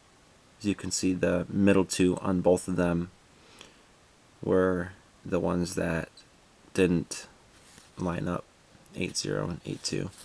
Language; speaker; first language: English; native; English